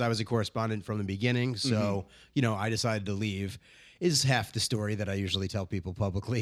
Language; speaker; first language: English; native; English